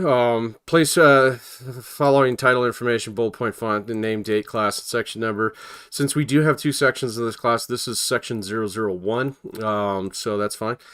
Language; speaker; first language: English; native; English